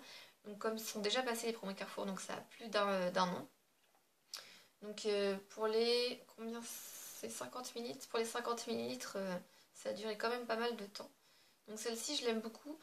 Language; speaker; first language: French; native; French